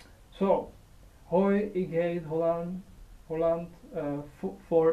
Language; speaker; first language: Dutch; non-native, learner; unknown